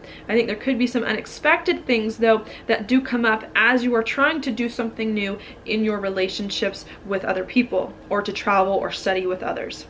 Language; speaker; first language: English; native; English